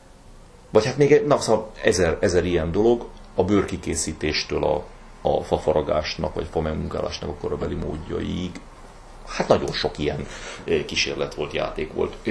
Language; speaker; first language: Hungarian; native; Hungarian